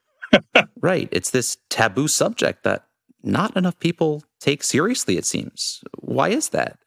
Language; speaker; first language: English; native; English